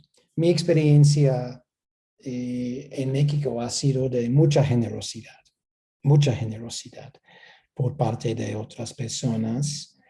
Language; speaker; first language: Spanish; non-native, fluent; English